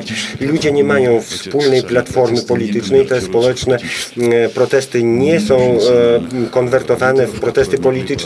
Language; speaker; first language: Polish; non-native, fluent; Russian